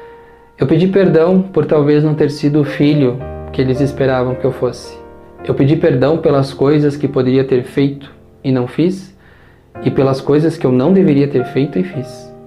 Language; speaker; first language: Portuguese; native; Portuguese